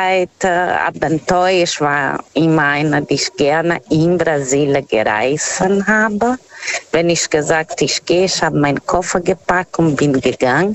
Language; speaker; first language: German; non-native, learner; Portuguese